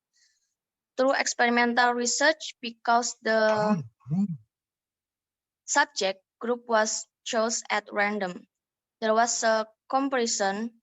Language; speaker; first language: English; non-native, learner; Indonesian